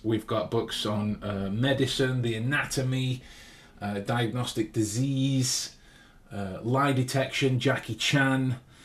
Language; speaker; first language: English; native; English